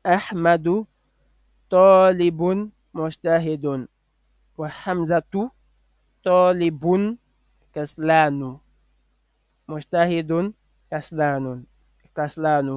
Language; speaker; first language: Arabic; non-native, fluent; French